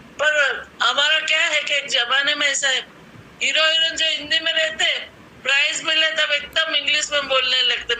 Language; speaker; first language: Hindi; non-native, local second language; Gujarati